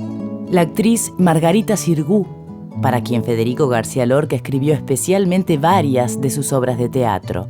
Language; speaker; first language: Spanish; native; Spanish